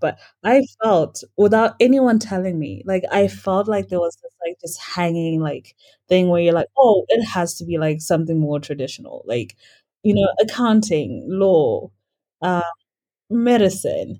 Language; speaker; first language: English; non-native, local second language; Shona